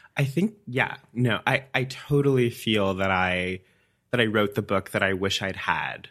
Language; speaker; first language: English; native; English